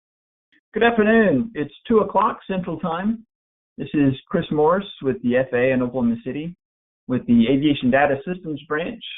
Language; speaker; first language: English; native; English